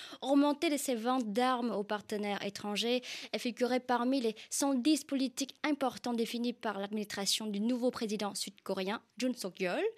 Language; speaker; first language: French; non-native, fluent; Vietnamese